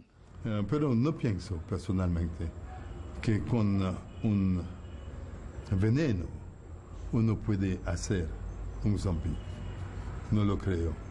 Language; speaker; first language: Spanish; non-native, fluent; Haitian Creole